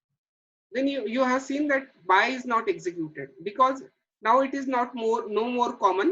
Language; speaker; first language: English; non-native, local second language; Marathi